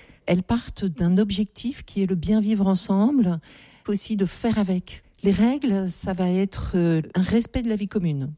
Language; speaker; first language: French; native; French